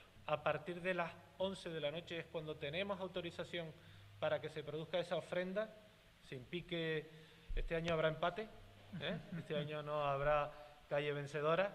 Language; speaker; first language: Spanish; native; Spanish